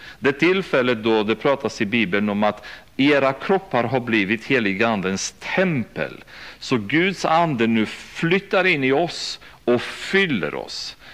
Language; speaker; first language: Swedish; native; Swedish